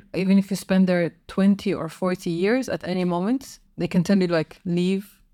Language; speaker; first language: English; non-native, fluent; Arabic